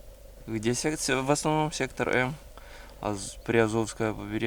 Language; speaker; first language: Russian; native; Russian